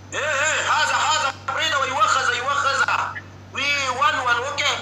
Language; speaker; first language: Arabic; non-native, learner; Pashto